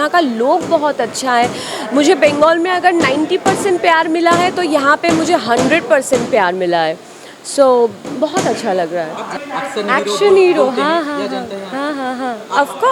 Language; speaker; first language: Hindi; non-native, local second language; Bangla